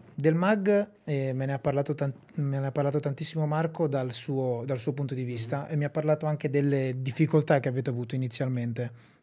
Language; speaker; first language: Italian; native; Italian